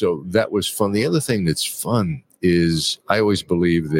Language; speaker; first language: English; native; English